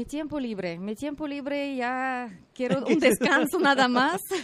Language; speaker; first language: Spanish; non-native, fluent; Russian